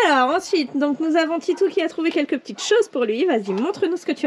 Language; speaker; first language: French; native; French